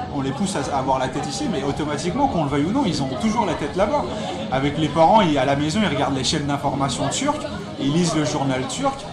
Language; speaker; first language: French; native; French